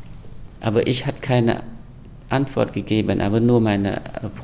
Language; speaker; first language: German; non-native, fluent; Khmer